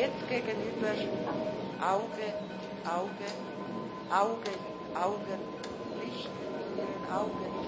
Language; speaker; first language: German; non-native, fluent; Croatian